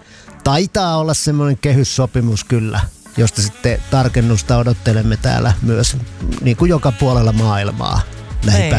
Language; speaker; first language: Finnish; native; Finnish